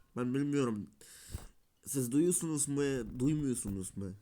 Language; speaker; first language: Turkish; non-native, learner; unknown